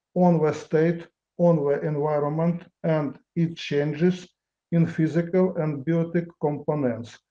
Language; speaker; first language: English; non-native, learner; Russian